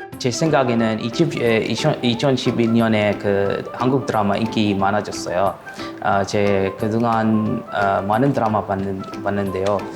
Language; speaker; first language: Korean; non-native, learner; Arabic